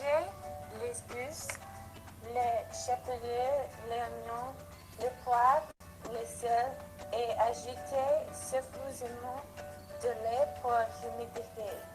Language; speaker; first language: French; non-native, learner; English